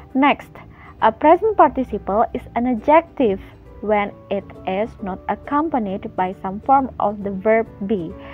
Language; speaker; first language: English; non-native, fluent; Indonesian